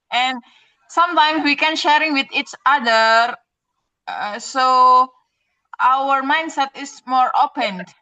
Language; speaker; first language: English; non-native, learner; Indonesian